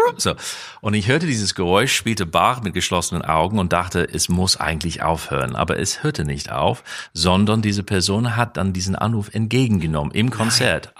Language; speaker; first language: German; non-native, fluent; English